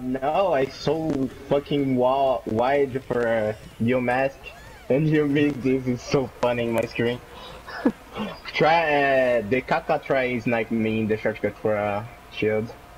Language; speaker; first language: English; non-native, learner; Portuguese